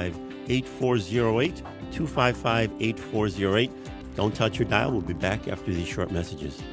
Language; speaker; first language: English; native; English